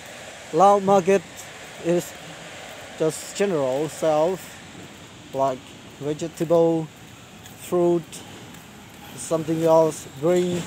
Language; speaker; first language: English; non-native, learner; Lao